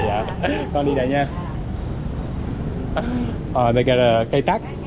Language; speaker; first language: Vietnamese; non-native, learner; English